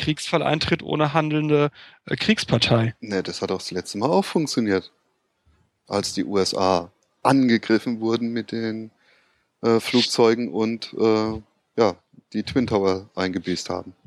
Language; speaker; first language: German; native; German